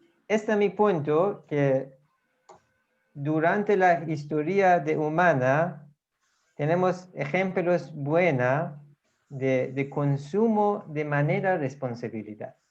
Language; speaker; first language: Spanish; non-native, fluent; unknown